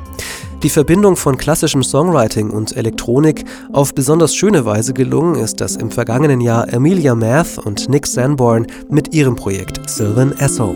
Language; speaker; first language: German; native; German